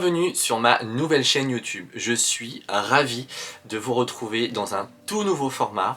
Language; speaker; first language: French; native; French